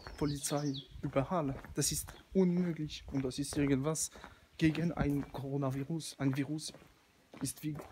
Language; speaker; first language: German; non-native, learner; French